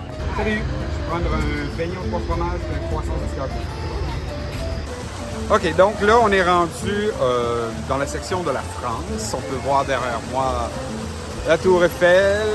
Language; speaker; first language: French; native; French